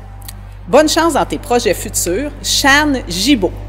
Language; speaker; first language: French; native; French